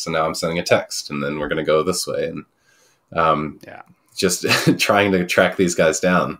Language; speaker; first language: English; native; English